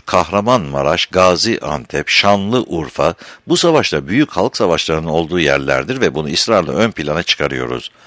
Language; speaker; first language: Turkish; native; Turkish